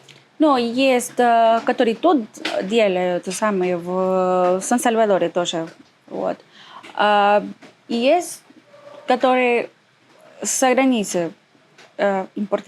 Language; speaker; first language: Russian; non-native, learner; Spanish